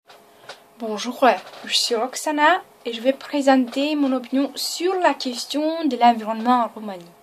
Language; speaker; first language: French; non-native, learner; Romanian